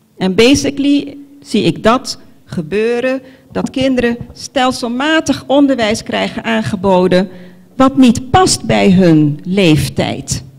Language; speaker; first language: Dutch; non-native, local second language; Papiamento